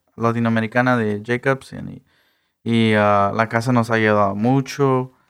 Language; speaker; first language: Spanish; early bilingual, heritage; Spanish